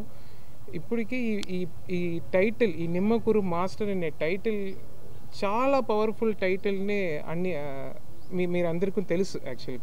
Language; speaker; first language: Telugu; non-native, learner; Tamil